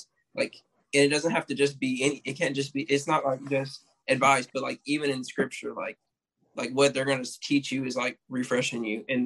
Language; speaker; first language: English; native; English